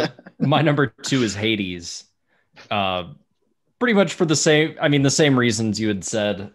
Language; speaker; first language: English; native; English